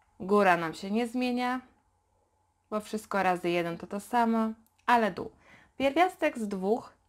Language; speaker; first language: Polish; native; Polish